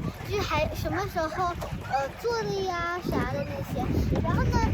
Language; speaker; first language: Chinese; early bilingual, heritage; Chinese